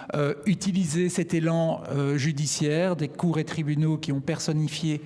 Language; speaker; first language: French; native; French